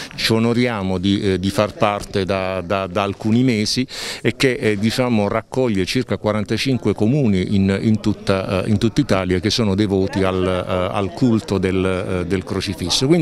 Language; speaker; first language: Italian; native; Italian